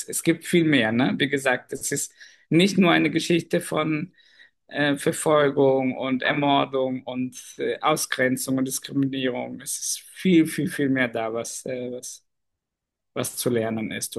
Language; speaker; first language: German; non-native, fluent; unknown